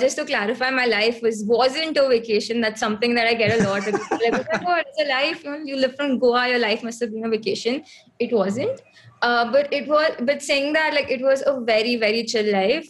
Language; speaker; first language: English; non-native, local second language; Konkani